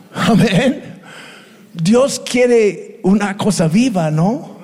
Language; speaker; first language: Spanish; non-native, fluent; English